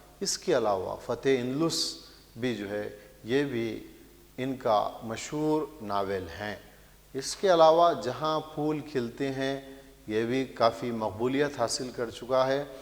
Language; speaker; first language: Urdu; native; Urdu